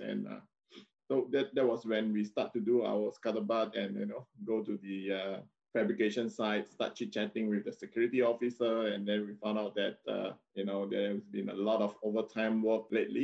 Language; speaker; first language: English; non-native, local second language; Min Nan Chinese